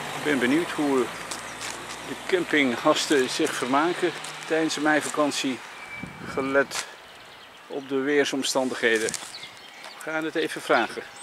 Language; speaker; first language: Dutch; native; Dutch